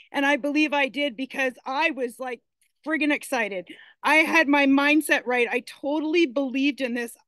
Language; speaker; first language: English; native; English